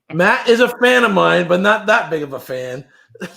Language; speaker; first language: English; native; English